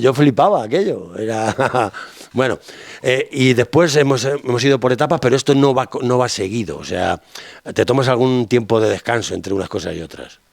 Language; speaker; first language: Spanish; native; Spanish